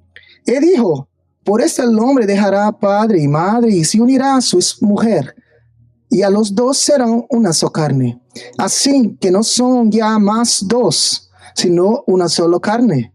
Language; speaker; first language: Spanish; non-native, fluent; Portuguese